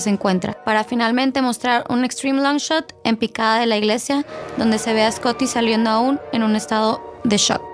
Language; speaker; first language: Spanish; native; Spanish